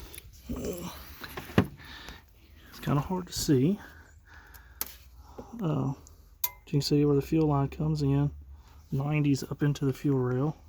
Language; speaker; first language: English; native; English